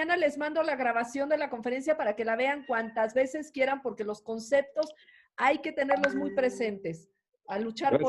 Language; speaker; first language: Spanish; native; Spanish